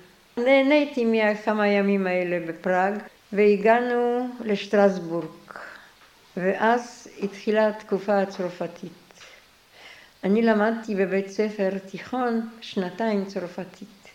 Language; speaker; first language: Hebrew; non-native, fluent; Polish